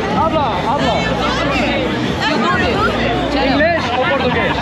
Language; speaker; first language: Portuguese; non-native, learner; Swiss German